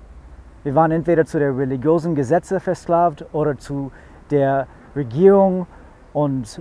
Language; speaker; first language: German; non-native, fluent; English